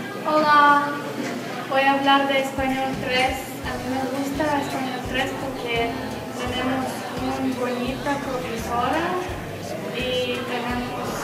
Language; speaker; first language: Spanish; non-native, learner; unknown